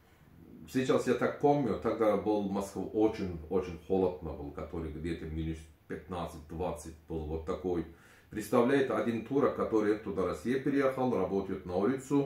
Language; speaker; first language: Russian; non-native, learner; Turkish